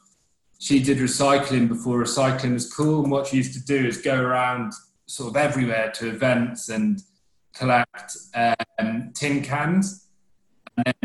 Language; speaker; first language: English; native; English